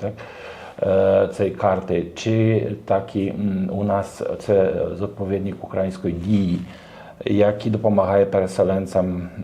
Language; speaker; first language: Ukrainian; non-native, learner; Polish